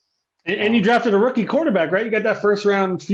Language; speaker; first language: English; native; English